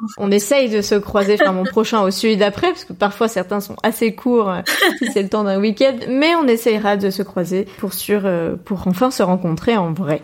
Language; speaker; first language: French; native; French